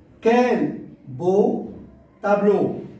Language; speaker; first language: French; non-native, local second language; Arabic